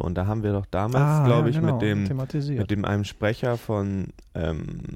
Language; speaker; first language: German; native; German